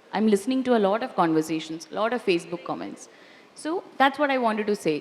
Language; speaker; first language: English; non-native, local second language; Malayalam